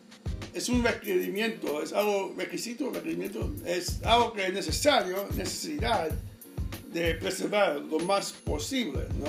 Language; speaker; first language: Spanish; non-native, fluent; English